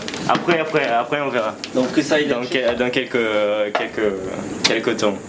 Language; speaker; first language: French; non-native, fluent; Portuguese